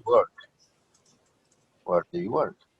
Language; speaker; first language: English; non-native, learner; Spanish